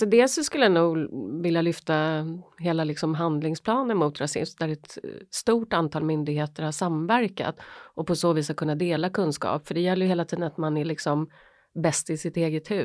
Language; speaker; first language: Swedish; native; Swedish